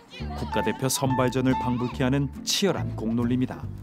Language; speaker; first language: Korean; native; Korean